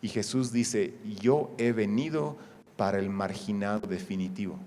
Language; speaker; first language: Spanish; native; Spanish